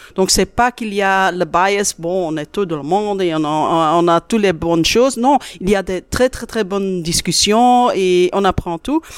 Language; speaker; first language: French; native; French